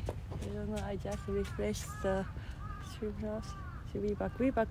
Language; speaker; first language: English; non-native, fluent; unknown